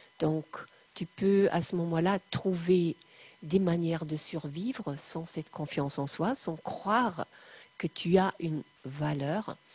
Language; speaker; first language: French; non-native, fluent; German